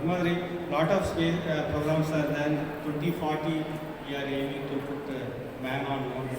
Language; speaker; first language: English; non-native, local second language; Tamil